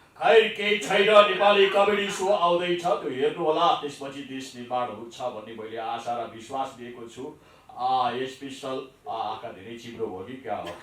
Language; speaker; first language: Nepali; non-native, local second language; Eastern Tamang